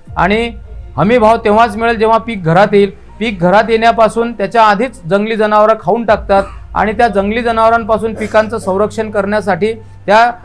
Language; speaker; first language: Marathi; native; Marathi